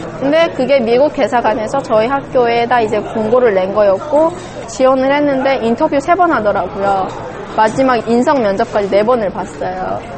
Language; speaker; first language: Korean; native; Korean